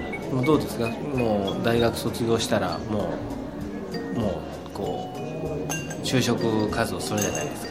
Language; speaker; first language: Japanese; native; Japanese